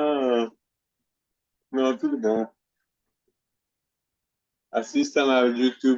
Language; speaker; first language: Portuguese; non-native, fluent; Spanish